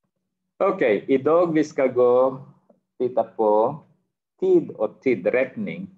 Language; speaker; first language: Swedish; non-native, fluent; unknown